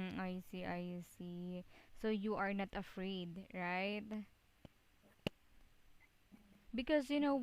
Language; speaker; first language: English; non-native, local second language; Filipino